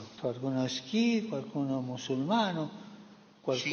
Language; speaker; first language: Italian; non-native, fluent; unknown